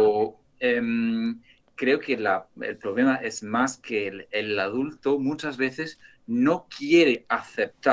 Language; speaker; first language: Spanish; non-native, fluent; English